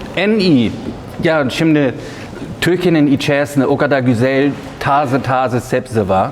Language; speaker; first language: Turkish; non-native, learner; German